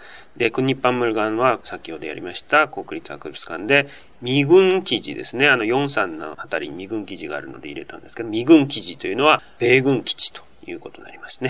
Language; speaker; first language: Japanese; native; Japanese